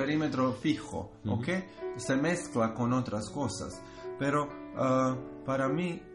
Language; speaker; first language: Spanish; non-native, learner; Croatian